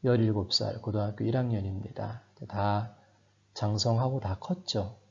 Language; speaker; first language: Korean; native; Korean